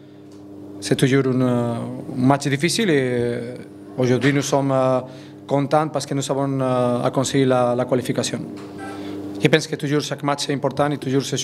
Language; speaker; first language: French; non-native, fluent; Spanish